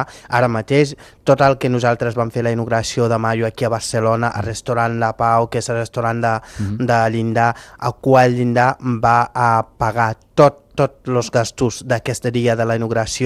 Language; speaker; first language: Catalan; non-native, fluent; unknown